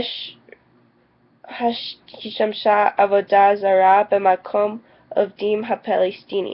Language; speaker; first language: Hebrew; non-native, learner; English